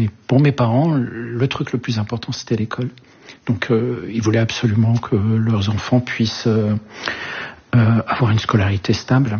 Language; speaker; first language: French; early bilingual, other home language; Arabic